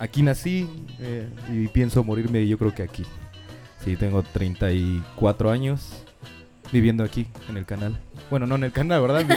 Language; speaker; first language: Spanish; native; Spanish